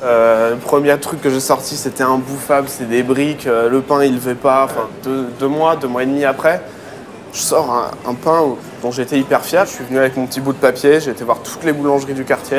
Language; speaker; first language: French; native; French